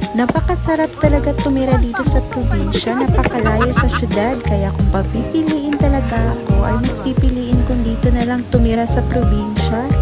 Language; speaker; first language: Filipino; non-native, local second language; Cebuano